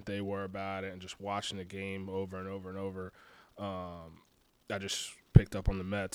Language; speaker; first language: English; native; English